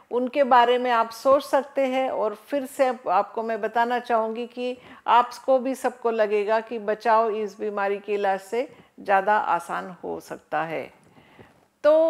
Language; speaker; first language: Hindi; non-native, local second language; Marathi